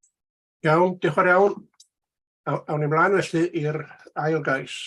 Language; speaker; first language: Welsh; native; Welsh